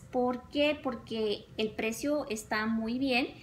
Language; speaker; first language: Spanish; early bilingual, other home language; English